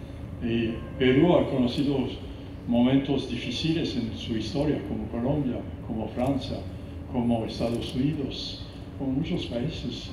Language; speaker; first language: Spanish; non-native, fluent; French